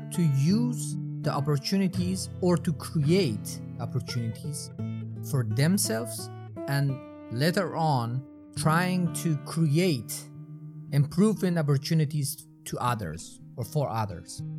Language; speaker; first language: English; non-native, fluent; Persian